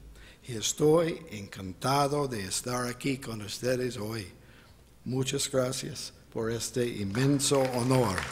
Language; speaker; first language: Spanish; non-native, fluent; English